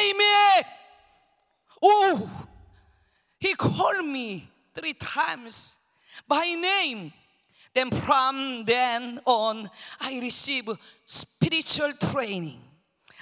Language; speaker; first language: English; non-native, learner; Korean